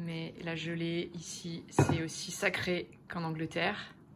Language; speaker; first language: French; native; French